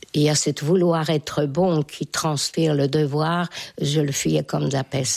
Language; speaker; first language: French; non-native, fluent; Hungarian